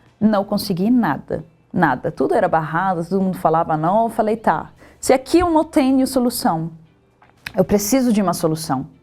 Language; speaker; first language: Portuguese; non-native, fluent; Arabic